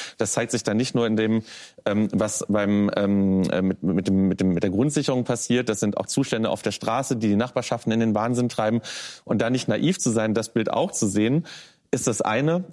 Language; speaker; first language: German; native; German